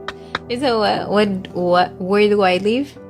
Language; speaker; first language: English; non-native, learner; Haitian Creole